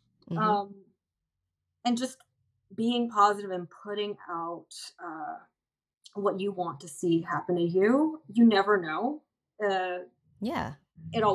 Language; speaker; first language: English; native; English